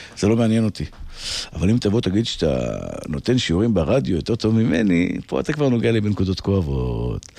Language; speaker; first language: Hebrew; native; Hebrew